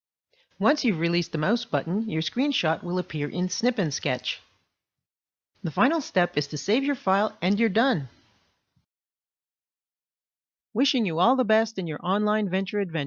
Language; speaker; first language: English; native; English